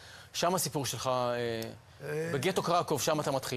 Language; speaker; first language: Hebrew; native; Hebrew